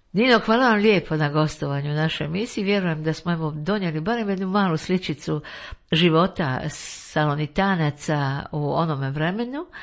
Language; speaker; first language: Croatian; native; Croatian